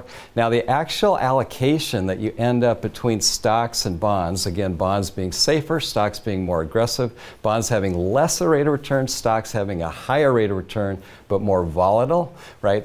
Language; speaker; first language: English; native; English